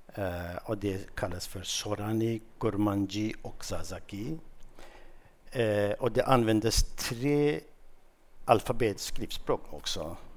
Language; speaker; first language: Swedish; non-native, fluent; Kurdish